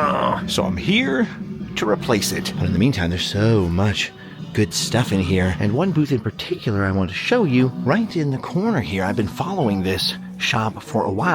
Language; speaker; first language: English; native; English